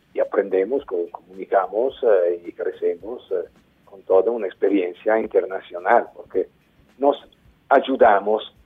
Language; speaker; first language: Spanish; non-native, fluent; Italian